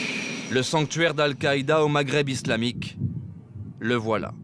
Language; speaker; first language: French; native; French